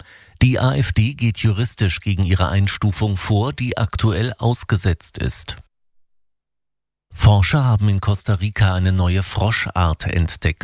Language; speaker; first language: German; native; German